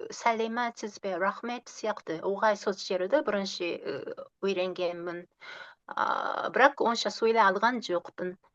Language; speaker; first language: Kazakh; non-native, fluent; Japanese